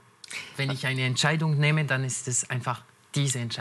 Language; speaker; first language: German; non-native, local second language; French